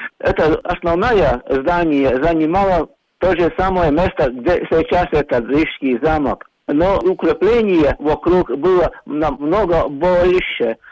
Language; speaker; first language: Russian; non-native, local second language; Latvian